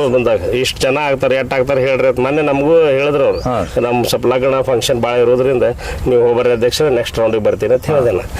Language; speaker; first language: Kannada; native; Kannada